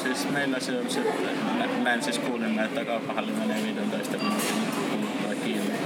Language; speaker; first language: Finnish; non-native, fluent; Arabic